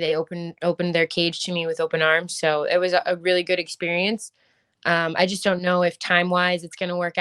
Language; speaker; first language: English; native; English